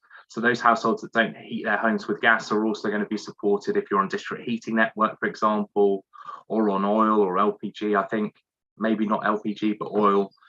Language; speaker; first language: English; native; English